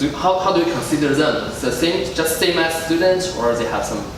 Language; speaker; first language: English; non-native, fluent; Chinese